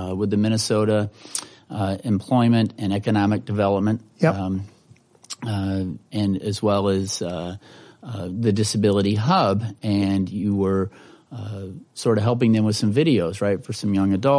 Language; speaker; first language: English; native; English